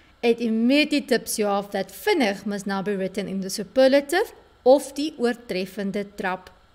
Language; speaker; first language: English; native; English